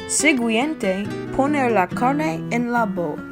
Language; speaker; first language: Spanish; non-native, learner; English